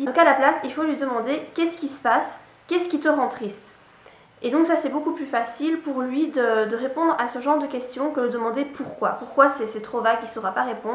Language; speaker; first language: French; native; French